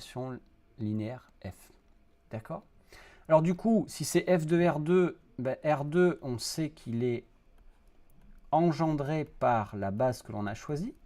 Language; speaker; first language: French; native; French